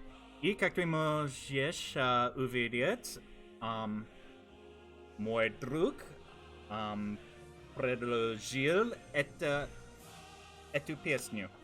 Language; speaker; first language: Russian; non-native, learner; English